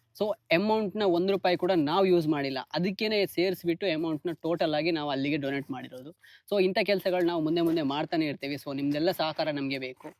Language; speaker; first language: Kannada; native; Kannada